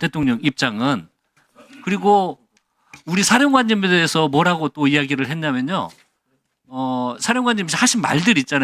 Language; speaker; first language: Korean; native; Korean